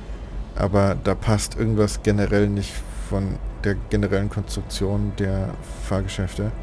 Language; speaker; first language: German; native; German